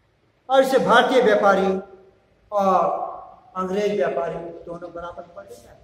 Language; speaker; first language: Hindi; native; Hindi